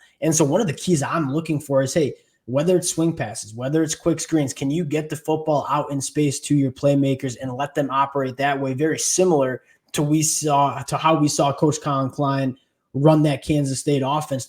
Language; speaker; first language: English; native; English